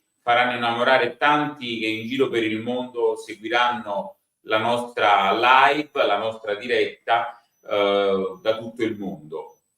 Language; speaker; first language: Italian; native; Italian